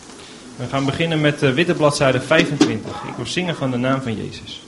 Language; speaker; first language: Dutch; native; Dutch